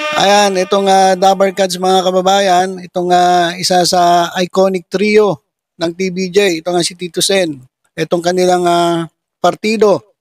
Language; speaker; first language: Filipino; native; Filipino